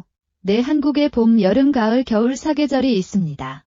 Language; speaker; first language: Korean; non-native, learner; Nepali